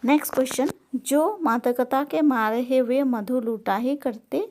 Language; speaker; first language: Hindi; non-native, local second language; Assamese